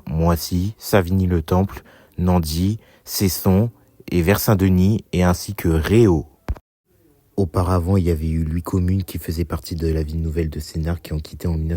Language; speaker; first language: French; native; French